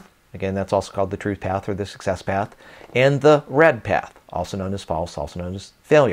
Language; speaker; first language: English; native; English